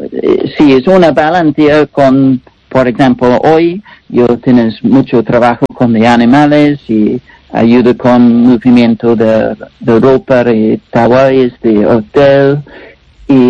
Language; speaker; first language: Spanish; non-native, learner; English